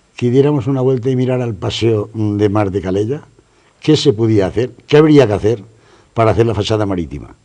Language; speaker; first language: Spanish; native; Spanish